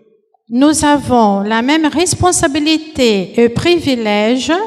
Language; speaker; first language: French; non-native, fluent; Portuguese